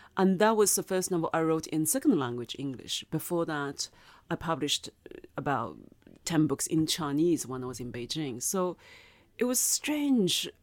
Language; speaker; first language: English; non-native, fluent; Chinese